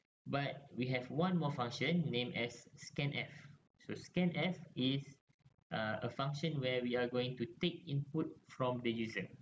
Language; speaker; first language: English; non-native, local second language; Malay